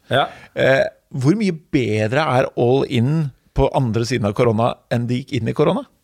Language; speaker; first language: Norwegian; native; Norwegian